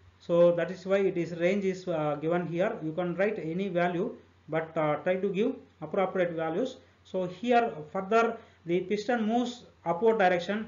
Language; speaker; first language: English; non-native, local second language; Telugu